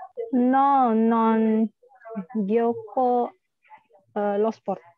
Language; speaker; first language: Italian; non-native, learner; Indonesian